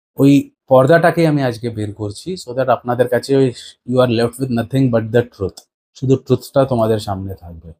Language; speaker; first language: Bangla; early bilingual, heritage; Bangla